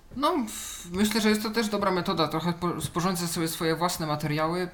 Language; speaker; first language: Polish; native; Polish